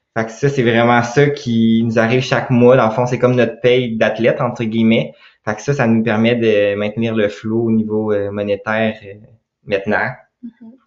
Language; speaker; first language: French; native; French